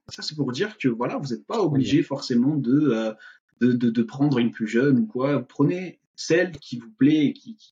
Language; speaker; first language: French; non-native, local second language; Arabic